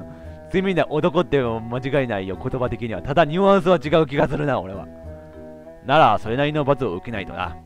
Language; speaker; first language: Japanese; native; Japanese